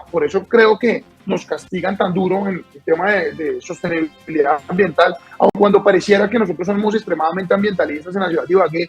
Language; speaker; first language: Spanish; native; Spanish